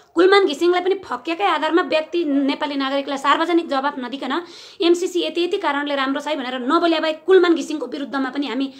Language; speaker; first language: Nepali; native; Nepali